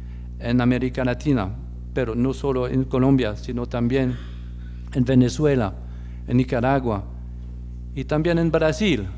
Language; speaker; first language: Spanish; non-native, fluent; French